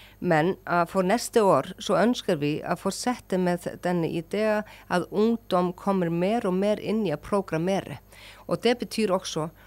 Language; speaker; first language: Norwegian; non-native, fluent; Icelandic